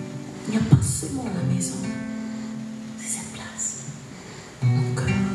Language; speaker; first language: French; non-native, learner; English